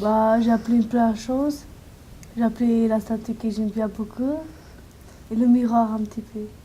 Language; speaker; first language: French; non-native, learner; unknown